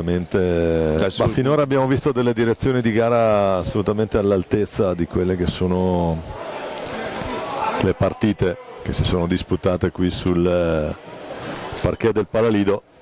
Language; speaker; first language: Italian; native; Italian